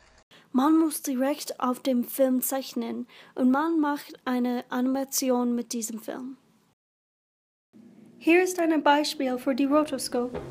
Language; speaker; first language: German; non-native, learner; English